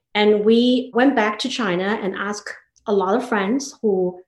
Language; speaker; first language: English; non-native, fluent; Chinese